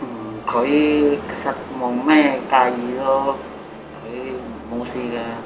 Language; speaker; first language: Cantonese; non-native, fluent; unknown